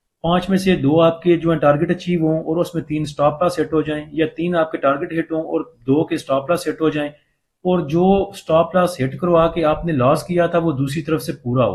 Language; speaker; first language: Hindi; native; Hindi